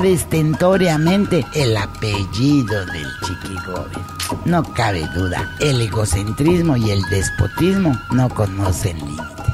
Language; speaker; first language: Spanish; native; Spanish